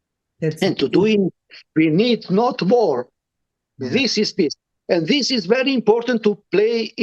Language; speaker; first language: English; non-native, learner; Romany